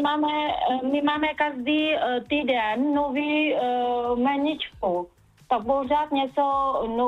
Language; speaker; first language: Czech; non-native, learner; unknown